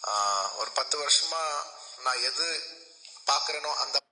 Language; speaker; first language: Tamil; non-native, local second language; Telugu